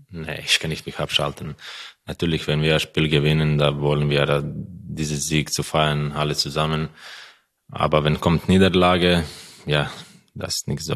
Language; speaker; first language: German; non-native, learner; Croatian